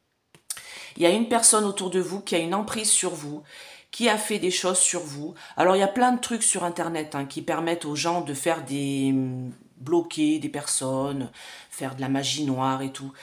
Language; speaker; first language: French; native; French